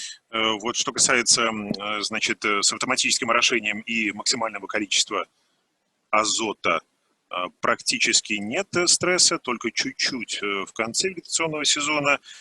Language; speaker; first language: Russian; native; Russian